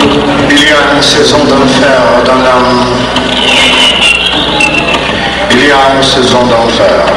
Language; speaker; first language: French; non-native, learner; Portuguese